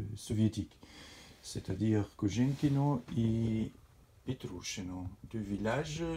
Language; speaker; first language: French; non-native, fluent; Dutch